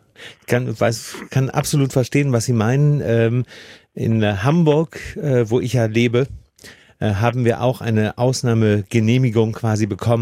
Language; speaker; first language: German; native; German